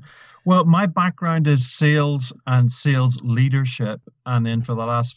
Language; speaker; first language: English; native; English